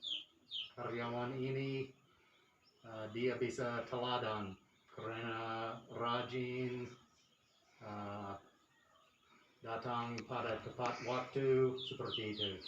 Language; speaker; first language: Indonesian; non-native, fluent; English